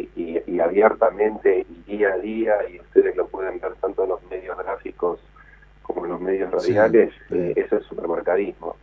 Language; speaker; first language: Spanish; native; Spanish